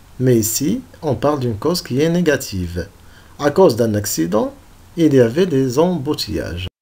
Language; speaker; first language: French; non-native, local second language; Arabic